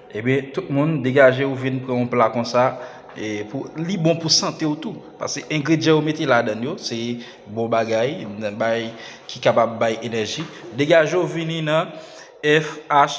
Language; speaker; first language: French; non-native, learner; Haitian Creole